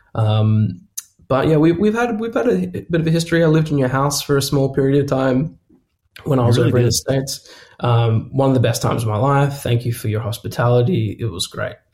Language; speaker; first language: English; native; English